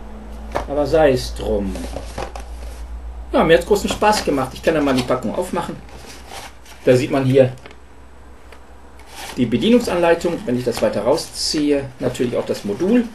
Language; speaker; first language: German; native; German